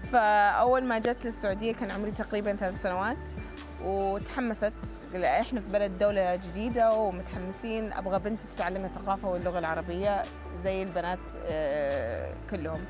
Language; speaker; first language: Arabic; early bilingual, other home language; English